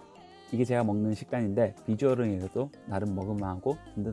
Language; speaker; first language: Korean; native; Korean